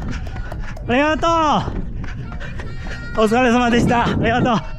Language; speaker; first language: Japanese; non-native, learner; Chinese